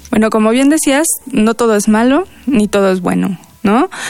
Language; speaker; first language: Spanish; native; Spanish